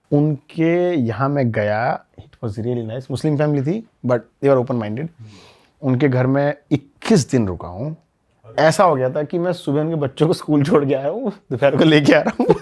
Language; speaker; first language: Hindi; native; Hindi